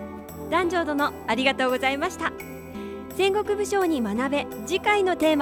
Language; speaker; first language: Japanese; native; Japanese